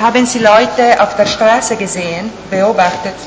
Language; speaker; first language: German; non-native, fluent; Italian